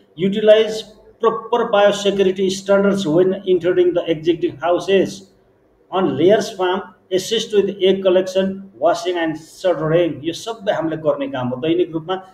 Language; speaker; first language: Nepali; native; Nepali